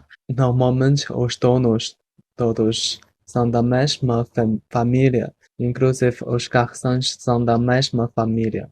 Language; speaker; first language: Portuguese; non-native, fluent; Chinese